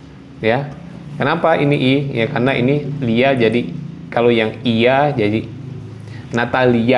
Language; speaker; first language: Indonesian; non-native, local second language; Javanese